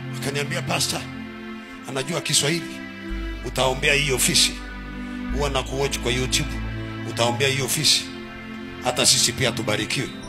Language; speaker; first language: Swahili; native; Swahili